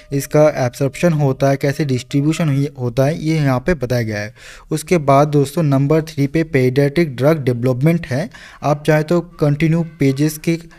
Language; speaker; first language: Hindi; non-native, local second language; Bangla